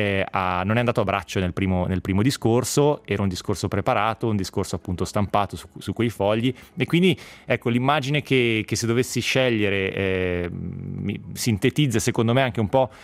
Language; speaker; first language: Italian; native; Italian